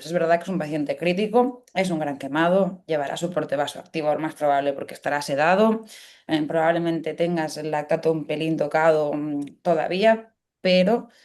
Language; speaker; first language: Spanish; native; Spanish